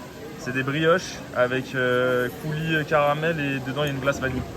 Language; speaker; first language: French; native; French